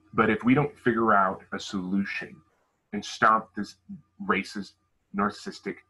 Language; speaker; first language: English; native; English